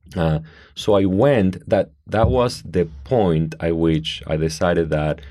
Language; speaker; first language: English; non-native, fluent; Spanish